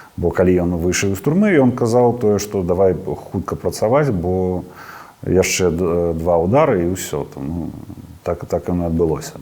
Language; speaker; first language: Belarusian; non-native, local second language; Russian